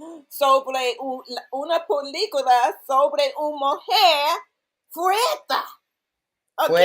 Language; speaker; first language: Spanish; non-native, learner; English